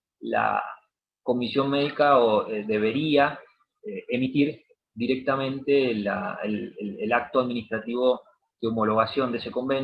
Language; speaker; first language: Spanish; native; Spanish